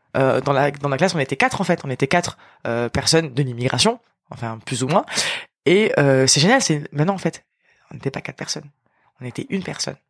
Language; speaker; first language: French; native; French